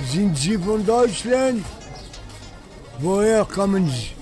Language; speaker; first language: German; non-native, learner; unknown